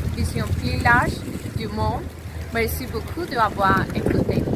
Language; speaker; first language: French; non-native, learner; Spanish